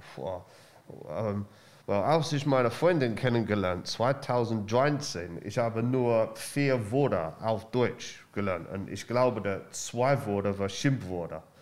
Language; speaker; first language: German; non-native, learner; English